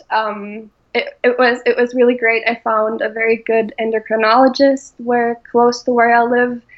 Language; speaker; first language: English; non-native, fluent; German